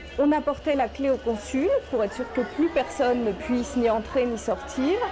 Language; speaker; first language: French; native; French